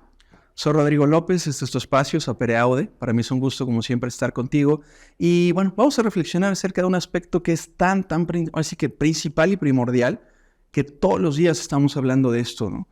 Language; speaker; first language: Spanish; native; Spanish